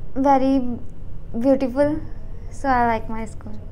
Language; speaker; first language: English; non-native, local second language; Punjabi